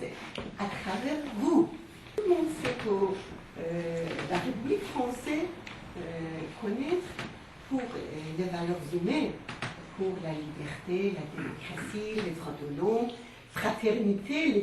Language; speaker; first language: French; non-native, fluent; Persian